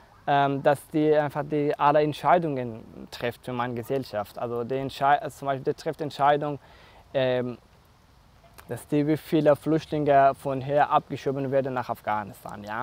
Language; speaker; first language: German; non-native, learner; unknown